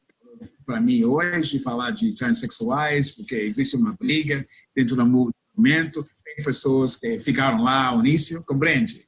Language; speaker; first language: Portuguese; non-native, fluent; English